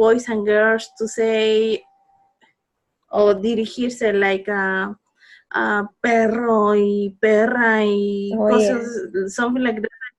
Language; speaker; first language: English; non-native, learner; Spanish